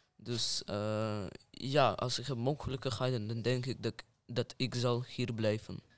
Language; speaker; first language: Dutch; non-native, fluent; Ukrainian